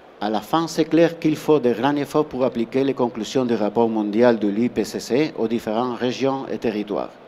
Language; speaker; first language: French; non-native, fluent; Spanish